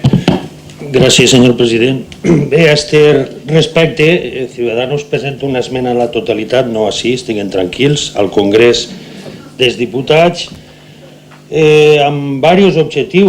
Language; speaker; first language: Catalan; native; Catalan